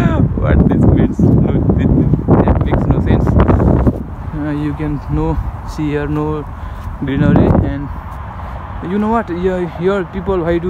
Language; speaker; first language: English; non-native, learner; Nepali